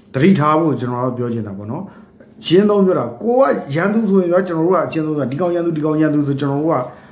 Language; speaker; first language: Burmese; native; Burmese